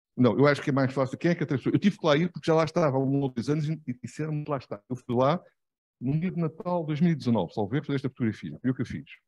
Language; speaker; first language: Portuguese; native; Portuguese